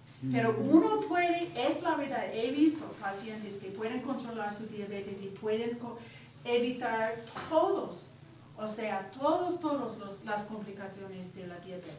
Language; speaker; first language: Spanish; non-native, fluent; English